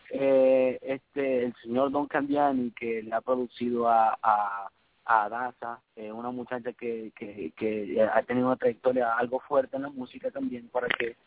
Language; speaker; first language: Spanish; early bilingual, heritage; Spanish